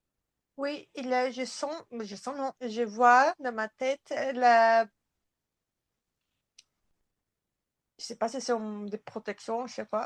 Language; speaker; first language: French; non-native, fluent; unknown